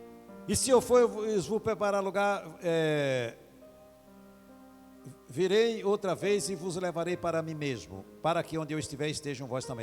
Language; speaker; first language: Portuguese; native; Portuguese